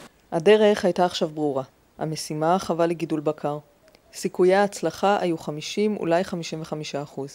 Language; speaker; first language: Hebrew; native; Hebrew